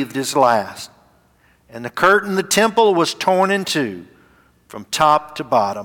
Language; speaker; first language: English; native; English